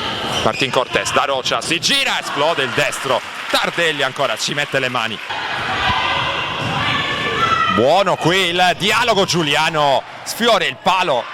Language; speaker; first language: Italian; native; Italian